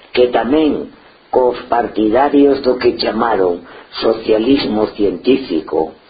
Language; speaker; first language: Galician; non-native, local second language; Spanish